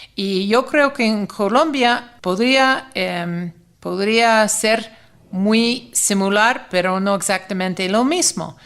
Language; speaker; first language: Spanish; non-native, fluent; English